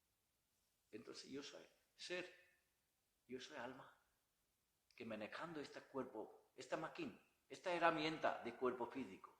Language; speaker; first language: Spanish; non-native, learner; Bangla